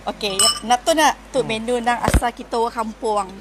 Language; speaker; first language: Malay; native; Malay